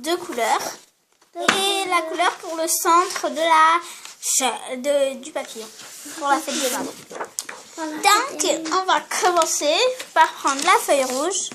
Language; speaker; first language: French; native; French